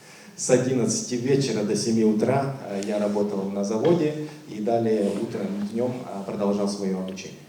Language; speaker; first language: Russian; native; Russian